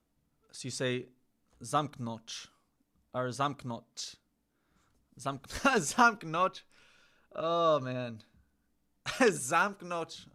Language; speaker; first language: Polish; non-native, learner; English